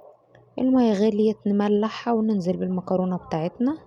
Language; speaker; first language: Arabic; native; Arabic